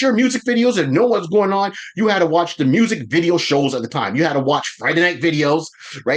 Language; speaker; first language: English; native; English